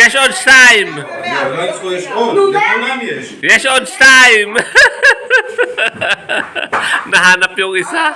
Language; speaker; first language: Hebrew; non-native, learner; Filipino